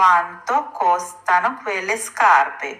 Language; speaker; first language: Italian; non-native, fluent; Sinhala